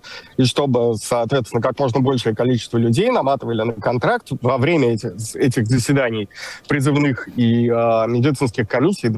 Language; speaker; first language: Russian; native; Russian